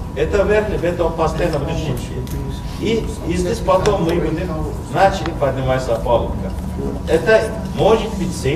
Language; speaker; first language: Russian; non-native, learner; Turkish